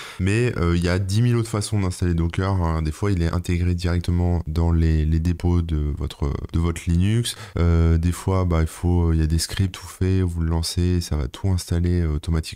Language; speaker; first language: French; native; French